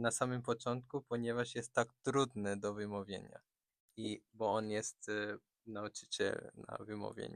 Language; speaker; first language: Polish; non-native, learner; German